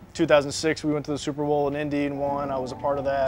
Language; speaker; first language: English; native; English